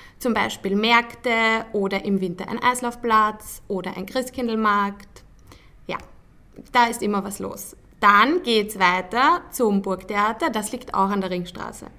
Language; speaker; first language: German; native; German